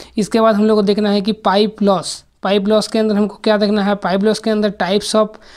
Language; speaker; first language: Hindi; non-native, local second language; Bangla